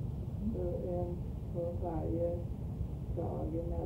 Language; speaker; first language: Swedish; early bilingual, heritage; Swedish